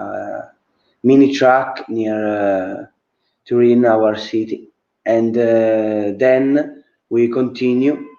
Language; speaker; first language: English; non-native, learner; Italian